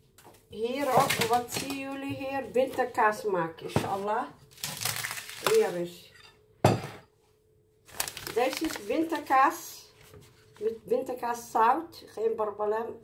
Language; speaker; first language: Dutch; non-native, learner; Somali